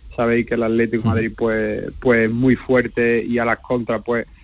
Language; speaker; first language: Spanish; native; Spanish